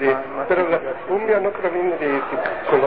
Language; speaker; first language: Spanish; non-native, learner; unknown